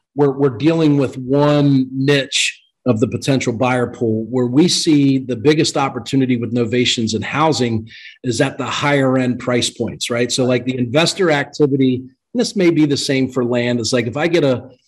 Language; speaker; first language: English; native; English